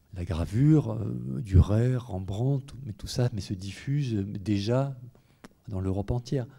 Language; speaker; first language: French; native; French